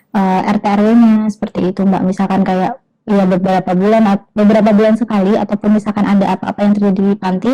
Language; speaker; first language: Indonesian; native; Indonesian